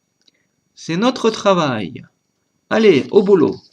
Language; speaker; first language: French; non-native, learner; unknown